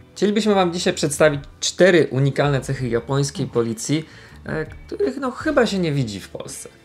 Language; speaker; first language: Polish; native; Polish